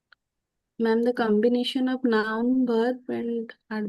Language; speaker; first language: English; non-native, learner; Hindi